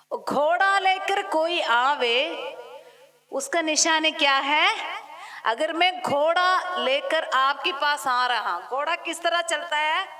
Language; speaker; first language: Hindi; non-native, local second language; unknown